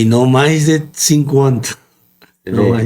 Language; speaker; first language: Portuguese; non-native, fluent; Spanish